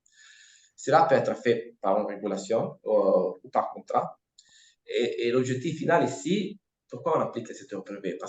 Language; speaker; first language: French; non-native, fluent; Italian